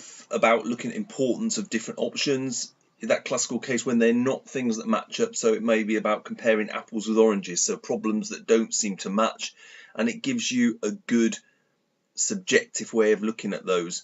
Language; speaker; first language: English; native; English